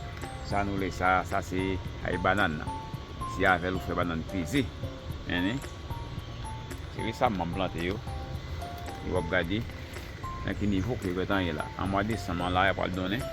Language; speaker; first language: French; non-native, learner; Haitian Creole